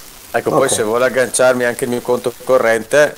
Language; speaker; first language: Italian; native; Italian